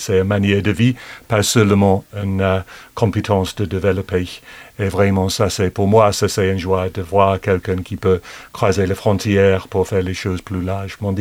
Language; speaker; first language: French; non-native, fluent; English